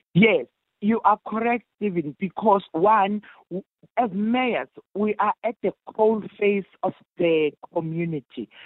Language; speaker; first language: English; non-native, local second language; Zulu